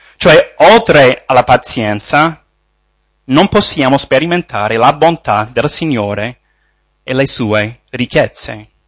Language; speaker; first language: Italian; non-native, fluent; English